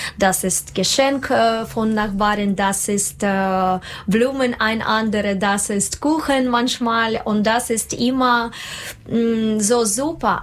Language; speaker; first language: German; non-native, learner; Russian